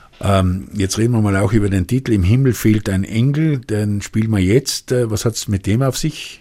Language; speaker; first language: German; native; German